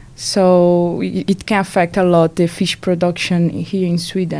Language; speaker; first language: English; non-native, fluent; Portuguese